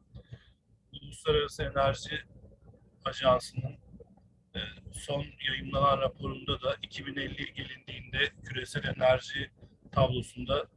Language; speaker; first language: Turkish; native; Turkish